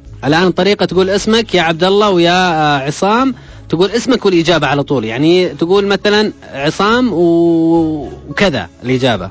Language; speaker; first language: Arabic; native; Arabic